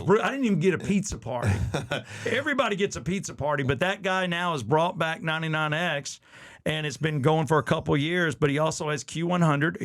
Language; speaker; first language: English; native; English